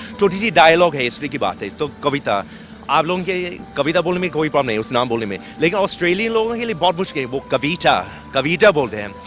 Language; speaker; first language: Hindi; non-native, fluent; English